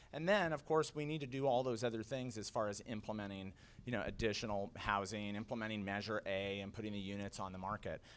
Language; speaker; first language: English; native; English